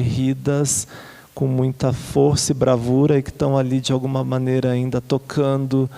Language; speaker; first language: Portuguese; native; Portuguese